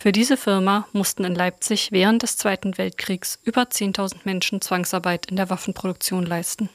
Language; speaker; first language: German; native; German